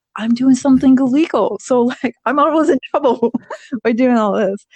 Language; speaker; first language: English; non-native, fluent; Persian